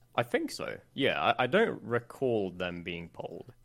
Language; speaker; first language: English; non-native, fluent; Swedish